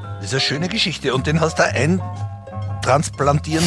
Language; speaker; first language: German; native; German